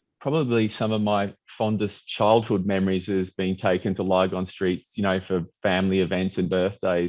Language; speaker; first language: English; native; English